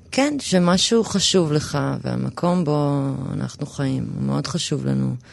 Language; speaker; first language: Hebrew; early bilingual, other home language; English